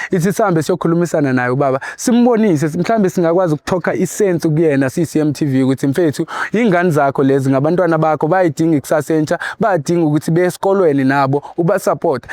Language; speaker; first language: Zulu; non-native, local second language; Xhosa